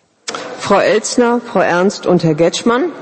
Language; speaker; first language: German; native; German